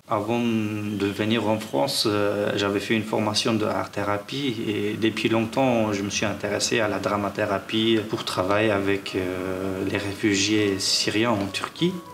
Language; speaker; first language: French; non-native, fluent; Kurdish